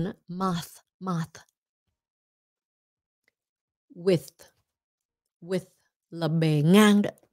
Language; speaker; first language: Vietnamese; early bilingual, heritage; Vietnamese